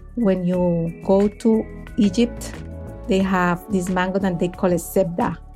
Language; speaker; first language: English; non-native, fluent; Spanish